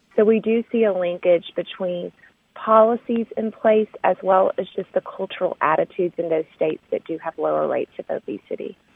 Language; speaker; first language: English; native; English